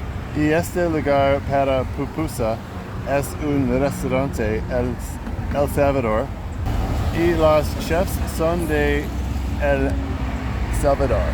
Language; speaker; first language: Spanish; non-native, learner; English